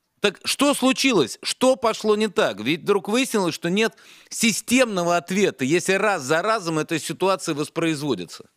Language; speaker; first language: Russian; native; Russian